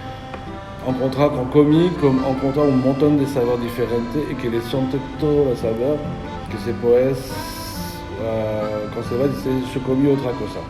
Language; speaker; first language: Spanish; non-native, learner; French